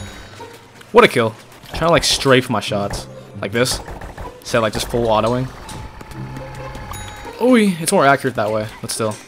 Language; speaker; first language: English; native; English